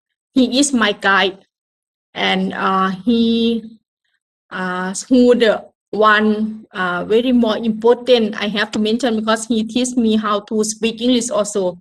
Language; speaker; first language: English; non-native, learner; Thai